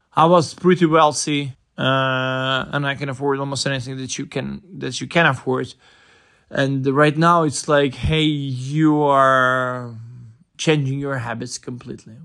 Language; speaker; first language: English; non-native, fluent; Ukrainian